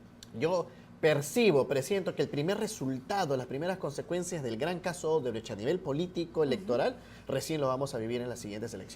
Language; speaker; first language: Spanish; native; Spanish